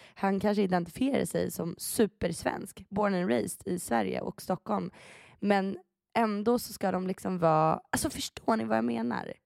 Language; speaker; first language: Swedish; early bilingual, other home language; Persian